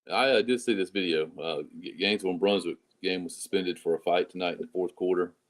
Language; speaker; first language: English; native; English